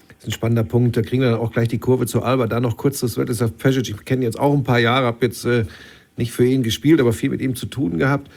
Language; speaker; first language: German; native; German